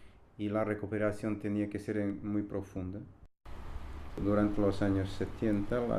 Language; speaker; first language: Spanish; non-native, fluent; Portuguese